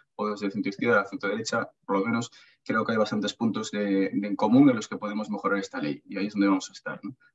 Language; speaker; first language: Spanish; native; Spanish